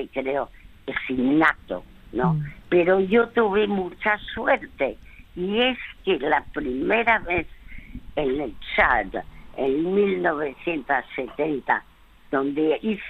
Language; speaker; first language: Spanish; early bilingual, other home language; French